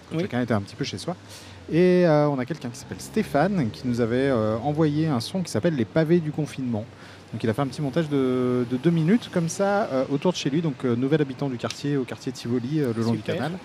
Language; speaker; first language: French; native; French